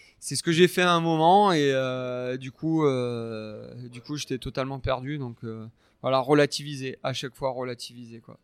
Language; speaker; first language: French; native; French